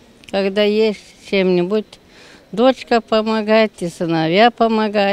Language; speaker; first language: Russian; non-native, local second language; Romanian